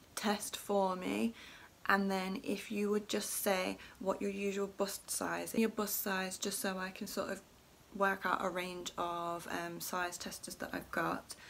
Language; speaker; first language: English; native; English